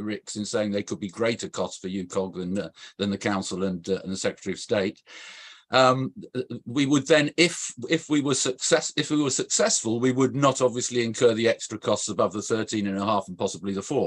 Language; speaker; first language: English; native; English